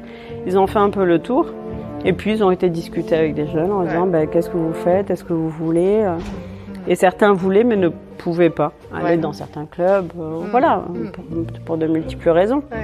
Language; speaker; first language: French; native; French